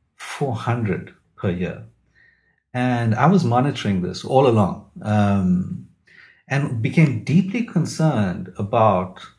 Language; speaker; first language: English; native; English